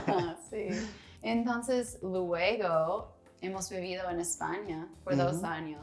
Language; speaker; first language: Spanish; non-native, learner; English